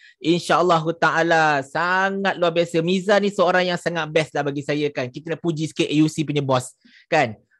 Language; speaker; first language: Malay; native; Malay